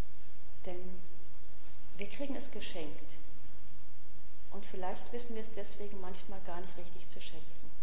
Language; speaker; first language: German; native; German